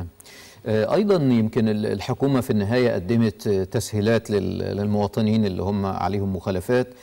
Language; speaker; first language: Arabic; native; Arabic